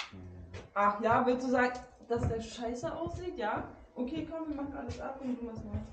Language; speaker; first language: German; native; German